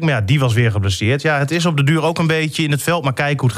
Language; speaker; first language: Dutch; native; Dutch